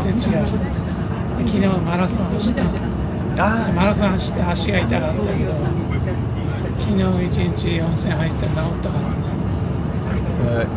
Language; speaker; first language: Japanese; native; Japanese